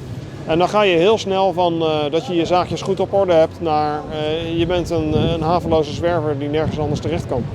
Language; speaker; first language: Dutch; native; Dutch